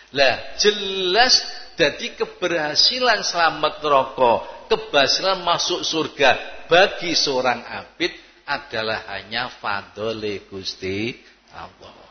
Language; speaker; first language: Indonesian; native; Indonesian